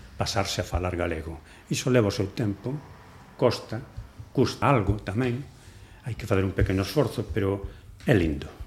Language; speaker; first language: Galician; non-native, local second language; Spanish